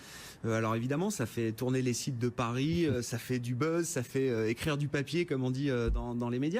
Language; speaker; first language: French; native; French